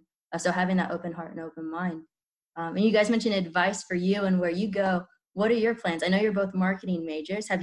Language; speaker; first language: English; native; English